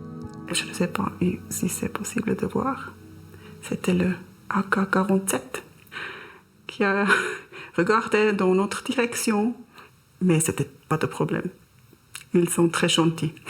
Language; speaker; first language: French; non-native, learner; German